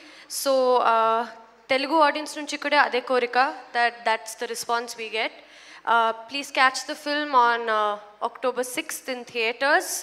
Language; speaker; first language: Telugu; non-native, local second language; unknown